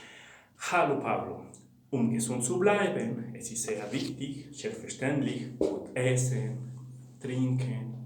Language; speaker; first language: German; non-native, fluent; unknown